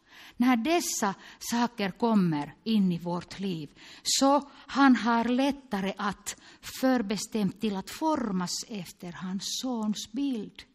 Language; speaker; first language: Swedish; non-native, local second language; Finnish